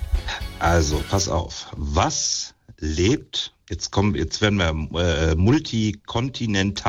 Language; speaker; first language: German; native; German